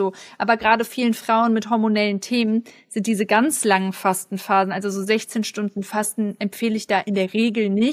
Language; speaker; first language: German; native; German